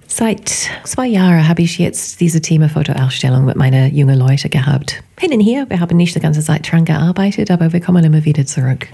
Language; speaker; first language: German; non-native, fluent; English